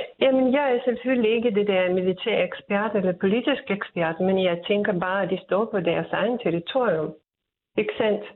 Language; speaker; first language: Danish; non-native, fluent; Russian